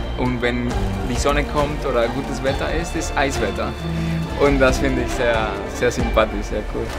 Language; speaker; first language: German; non-native, fluent; Spanish